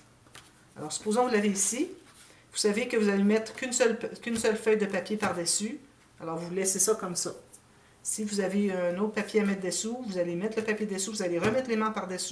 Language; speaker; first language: French; native; French